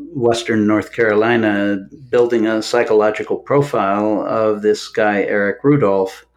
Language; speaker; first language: English; native; English